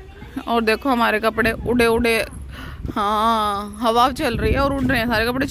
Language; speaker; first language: Hindi; native; Hindi